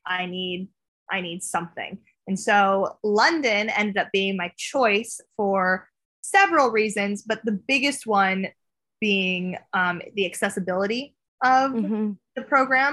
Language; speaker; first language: English; native; English